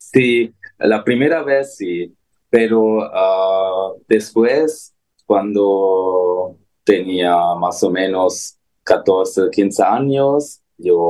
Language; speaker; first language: Spanish; non-native, learner; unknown